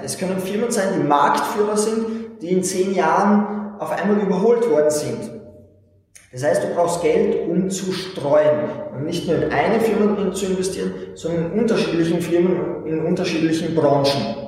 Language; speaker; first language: German; native; German